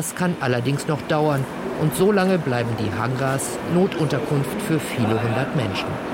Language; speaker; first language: German; native; German